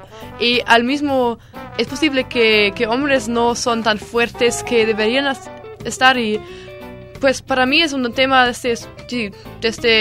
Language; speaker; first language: Spanish; non-native, learner; German